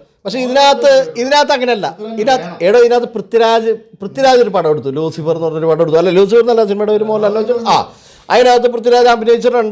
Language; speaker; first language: Malayalam; native; Malayalam